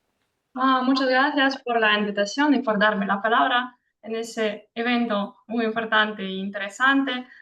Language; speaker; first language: Spanish; non-native, fluent; Russian